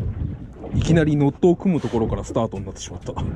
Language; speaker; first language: Japanese; native; Japanese